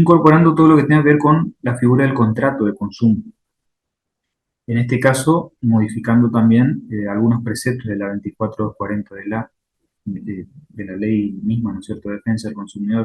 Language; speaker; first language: Spanish; native; Spanish